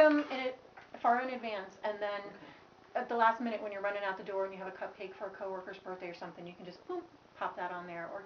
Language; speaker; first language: English; native; English